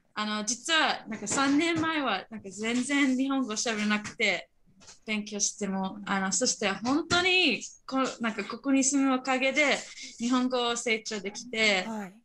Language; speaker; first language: Japanese; non-native, fluent; English